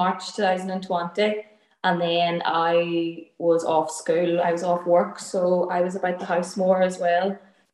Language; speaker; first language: English; native; English